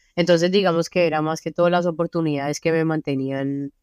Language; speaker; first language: Spanish; native; Spanish